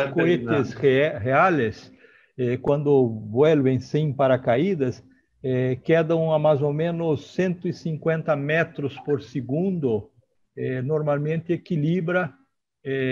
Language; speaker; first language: Portuguese; non-native, learner; Spanish